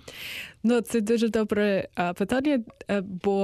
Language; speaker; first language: Ukrainian; non-native, learner; English